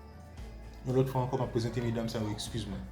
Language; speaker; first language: French; non-native, local second language; Haitian Creole